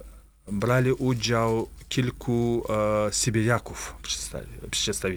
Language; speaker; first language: Polish; non-native, fluent; Russian